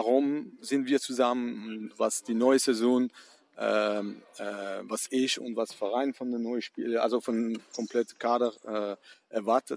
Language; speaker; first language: German; non-native, fluent; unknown